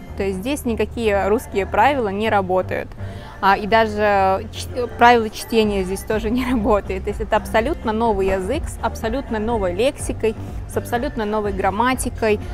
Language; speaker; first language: Russian; native; Russian